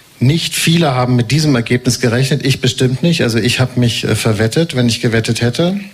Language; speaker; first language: German; native; German